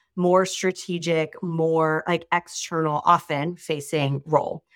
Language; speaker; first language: English; native; English